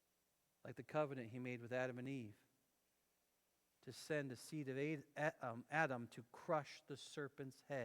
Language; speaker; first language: English; native; English